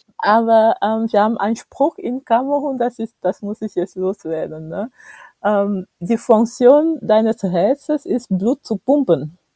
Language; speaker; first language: German; non-native, fluent; French